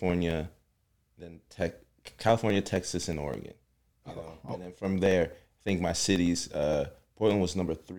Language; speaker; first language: English; native; English